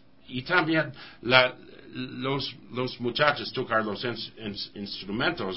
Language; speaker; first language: Spanish; non-native, learner; English